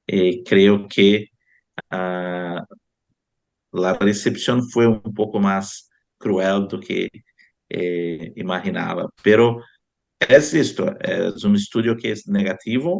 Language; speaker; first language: Spanish; non-native, fluent; Portuguese